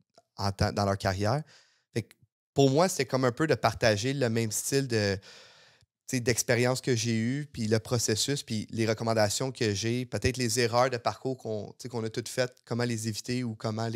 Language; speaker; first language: French; native; French